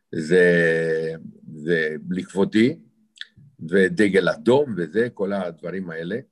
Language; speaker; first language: Hebrew; non-native, fluent; Romanian